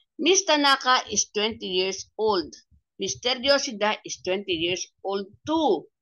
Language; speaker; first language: English; non-native, local second language; Filipino